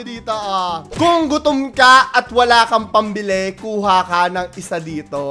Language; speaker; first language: Filipino; native; Filipino